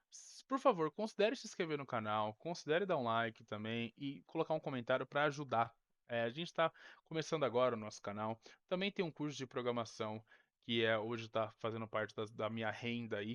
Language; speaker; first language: Portuguese; native; Portuguese